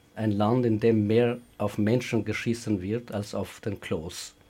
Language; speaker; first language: German; non-native, fluent; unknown